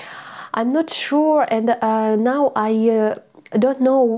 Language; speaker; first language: English; non-native, learner; Russian